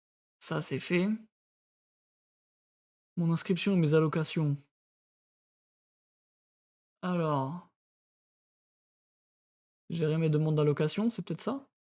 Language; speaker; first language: French; native; French